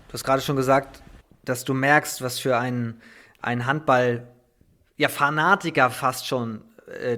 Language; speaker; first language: German; native; German